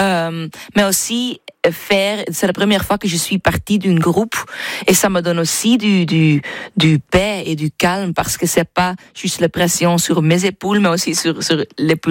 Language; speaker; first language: French; non-native, fluent; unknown